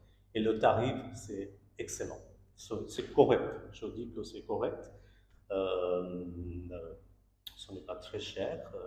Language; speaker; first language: French; non-native, learner; Bangla